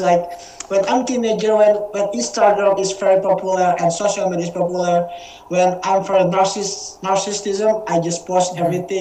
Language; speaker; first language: English; non-native, learner; Indonesian